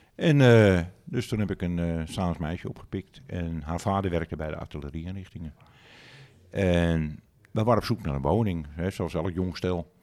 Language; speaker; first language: Dutch; native; Dutch